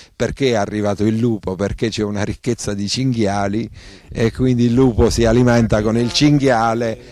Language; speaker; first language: Italian; native; Italian